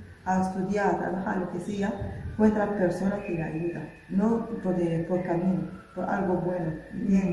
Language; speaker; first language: Spanish; non-native, local second language; Arabic